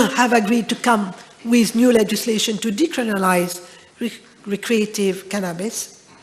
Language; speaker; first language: English; non-native, local second language; Morisyen